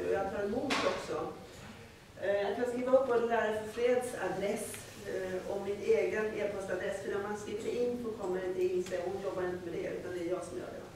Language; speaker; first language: Swedish; native; Swedish